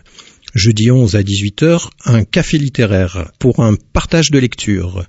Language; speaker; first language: French; native; French